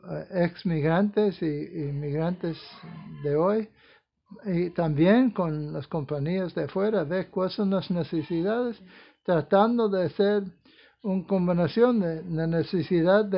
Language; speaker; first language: Spanish; non-native, fluent; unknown